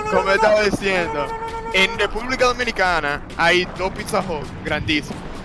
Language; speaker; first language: Spanish; native; Spanish